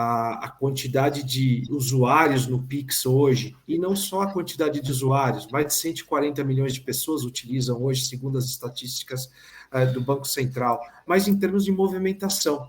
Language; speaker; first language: Portuguese; native; Portuguese